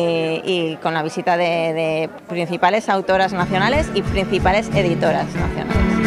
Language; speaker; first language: Spanish; native; Spanish